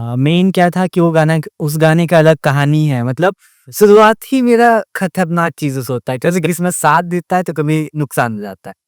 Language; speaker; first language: Hindi; non-native, local second language; Odia